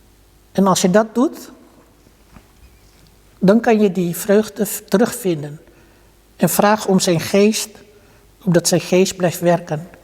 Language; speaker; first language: Dutch; early bilingual, other home language; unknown